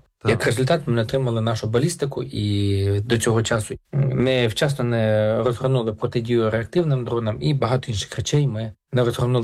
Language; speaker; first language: Ukrainian; native; Ukrainian